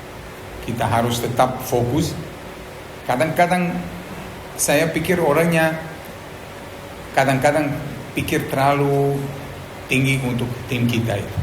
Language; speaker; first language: Indonesian; non-native, fluent; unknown